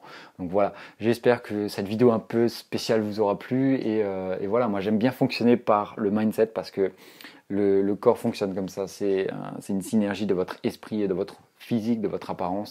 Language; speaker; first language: French; native; French